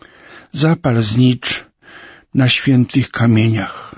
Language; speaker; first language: Polish; native; Polish